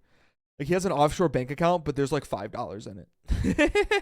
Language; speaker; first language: English; native; English